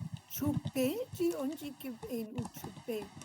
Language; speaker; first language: Portuguese; non-native, fluent; Spanish